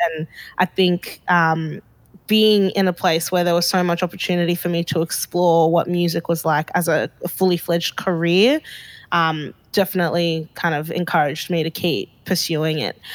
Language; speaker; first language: English; early bilingual, other home language; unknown